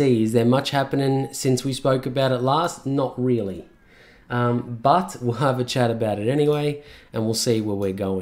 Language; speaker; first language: English; native; English